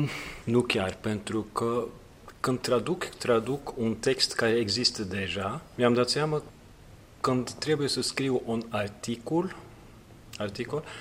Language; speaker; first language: Romanian; non-native, fluent; Norwegian